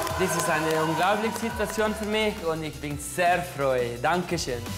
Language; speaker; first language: German; non-native, learner; Spanish